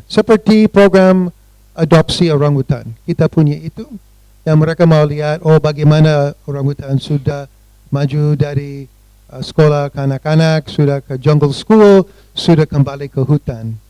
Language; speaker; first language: Indonesian; non-native, fluent; English